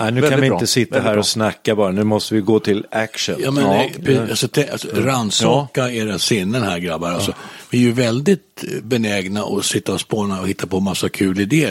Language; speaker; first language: Swedish; native; Swedish